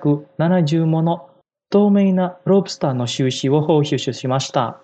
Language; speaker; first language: Japanese; non-native, fluent; Indonesian